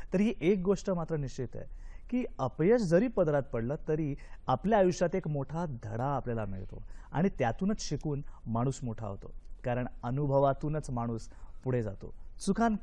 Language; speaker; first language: Marathi; native; Marathi